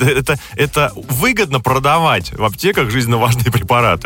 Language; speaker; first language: Russian; native; Russian